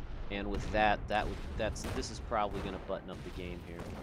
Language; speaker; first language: English; native; English